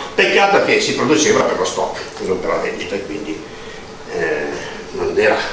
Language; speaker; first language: Italian; native; Italian